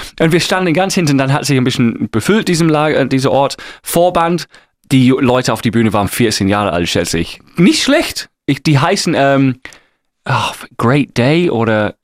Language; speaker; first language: German; non-native, fluent; English